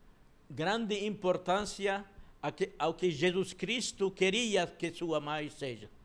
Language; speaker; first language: Portuguese; non-native, fluent; Arabic